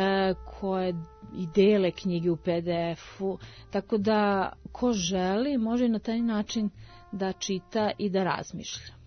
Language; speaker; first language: Serbian; native; Serbian